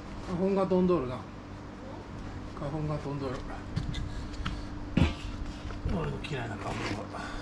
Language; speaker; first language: Japanese; native; Japanese